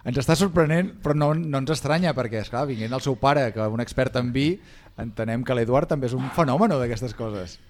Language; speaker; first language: Catalan; native; Catalan